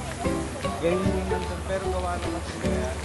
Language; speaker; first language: Filipino; native; Filipino